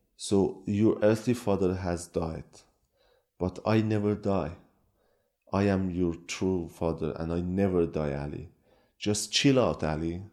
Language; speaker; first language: English; non-native, fluent; Kurdish